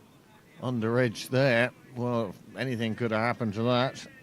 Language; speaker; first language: English; native; English